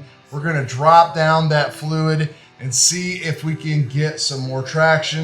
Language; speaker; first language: English; native; English